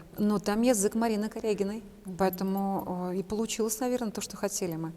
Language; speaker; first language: Russian; non-native, local second language; Chuvash